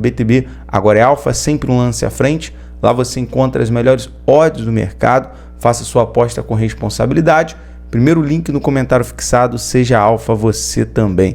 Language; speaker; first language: Portuguese; native; Portuguese